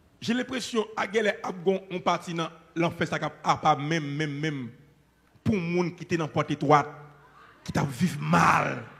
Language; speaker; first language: French; non-native, local second language; Haitian Creole